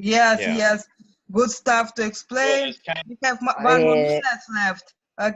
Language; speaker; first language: English; non-native, fluent; Russian